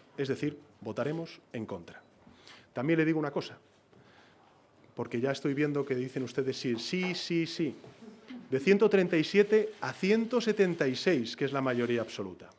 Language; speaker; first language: Spanish; native; Spanish